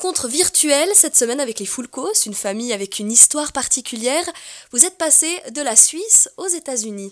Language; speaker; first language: French; native; French